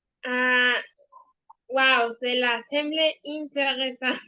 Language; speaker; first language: French; non-native, learner; Spanish